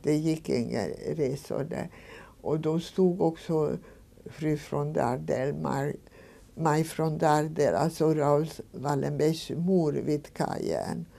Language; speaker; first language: Swedish; non-native, fluent; Hungarian